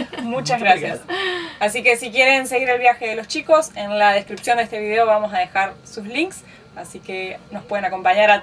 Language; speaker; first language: Spanish; native; Spanish